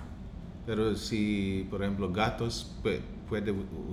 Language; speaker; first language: Spanish; non-native, learner; English